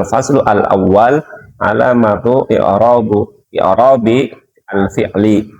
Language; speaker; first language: Arabic; non-native, fluent; Indonesian